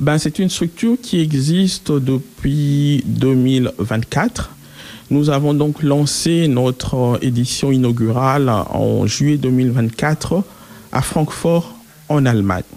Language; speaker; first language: French; non-native, local second language; Lingala